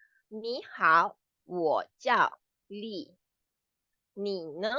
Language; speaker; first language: Chinese; non-native, fluent; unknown